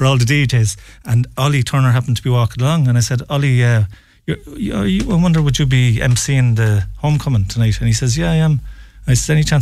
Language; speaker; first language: English; native; English